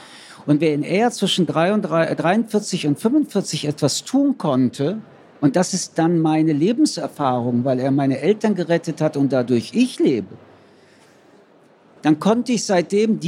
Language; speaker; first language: German; early bilingual, other home language; French